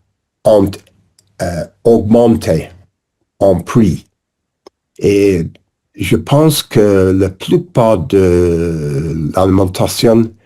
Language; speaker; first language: French; non-native, learner; English